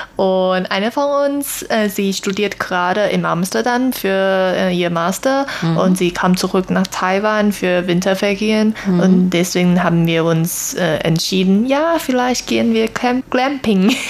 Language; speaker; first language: German; non-native, learner; Chinese